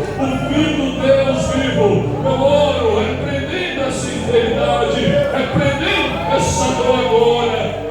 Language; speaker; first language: Portuguese; native; Portuguese